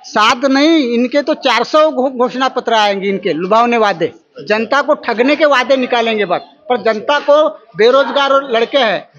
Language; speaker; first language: Hindi; native; Hindi